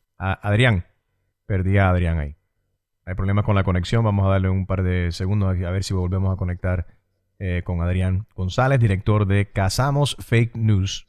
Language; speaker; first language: Spanish; early bilingual, heritage; Spanish